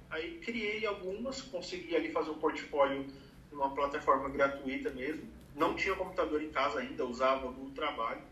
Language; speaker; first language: Portuguese; native; Portuguese